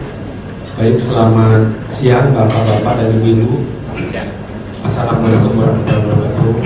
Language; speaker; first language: Indonesian; native; Indonesian